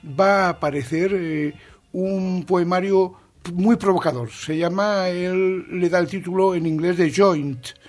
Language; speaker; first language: Spanish; non-native, local second language; Catalan